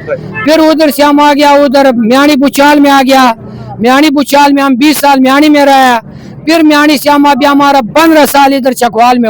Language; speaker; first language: Hindi; non-native, learner; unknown